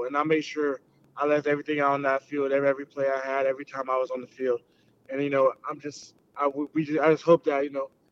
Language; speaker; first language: English; early bilingual, other home language; Haitian Creole